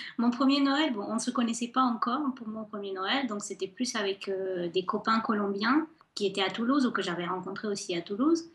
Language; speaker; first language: French; non-native, fluent; Spanish